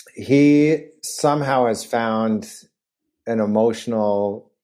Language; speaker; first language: English; native; English